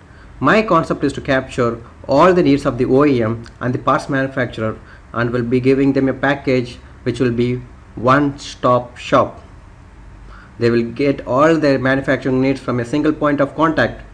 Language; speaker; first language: English; non-native, local second language; Tamil